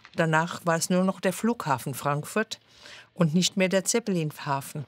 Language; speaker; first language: German; native; German